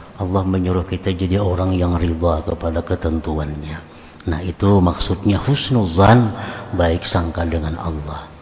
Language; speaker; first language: Indonesian; non-native, local second language; Banjar